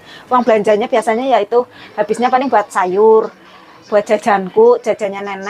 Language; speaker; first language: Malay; non-native, local second language; Javanese